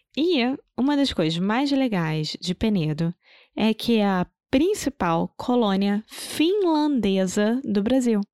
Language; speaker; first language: Portuguese; native; Portuguese